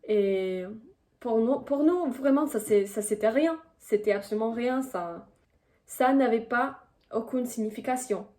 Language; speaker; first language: French; non-native, fluent; Spanish